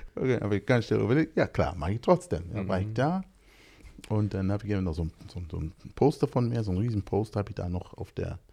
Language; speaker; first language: German; non-native, fluent; English